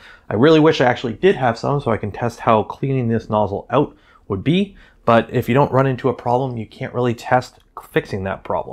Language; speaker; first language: English; native; English